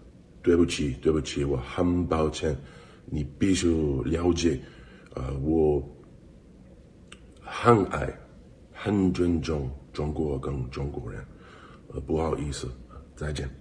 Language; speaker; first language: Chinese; non-native, learner; English